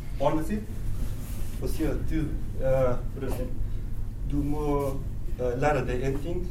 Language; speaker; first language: Norwegian; non-native, fluent; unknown